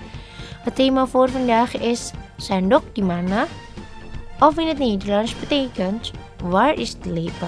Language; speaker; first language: Dutch; non-native, learner; Indonesian